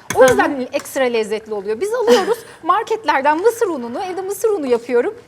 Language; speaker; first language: Turkish; native; Turkish